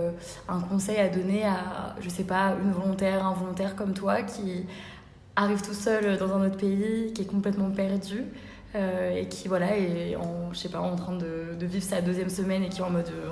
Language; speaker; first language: French; native; French